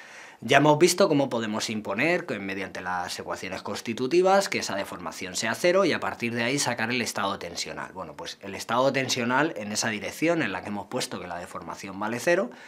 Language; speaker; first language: Spanish; native; Spanish